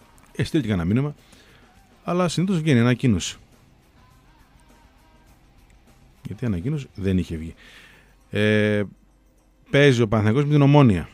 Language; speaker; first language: Greek; native; Greek